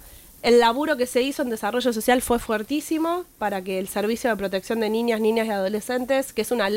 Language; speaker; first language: Spanish; native; Spanish